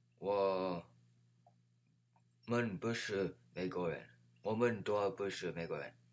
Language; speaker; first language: Chinese; non-native, learner; English